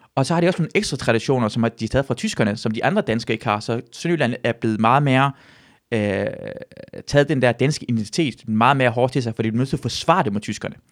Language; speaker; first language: Danish; early bilingual, other home language; Persian